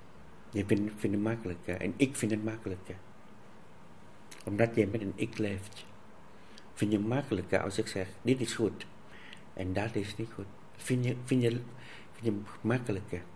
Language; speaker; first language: Dutch; non-native, fluent; Vietnamese